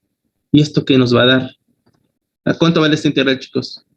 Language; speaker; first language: Spanish; native; Spanish